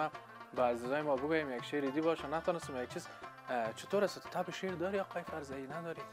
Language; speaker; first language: Persian; native; Persian